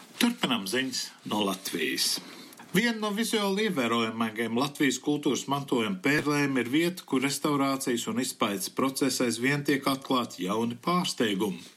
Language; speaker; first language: Latvian; early bilingual, heritage; Latvian